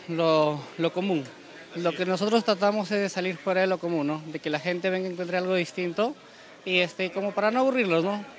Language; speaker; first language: Spanish; native; Spanish